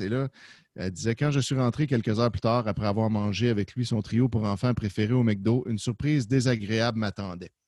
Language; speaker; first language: French; native; French